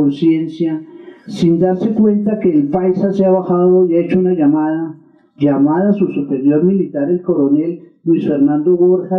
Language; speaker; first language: Spanish; native; Spanish